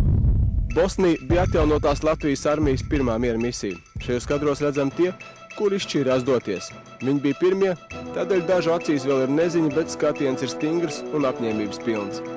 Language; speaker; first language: Latvian; native; Latvian